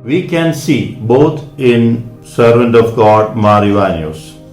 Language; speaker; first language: English; non-native, local second language; Malayalam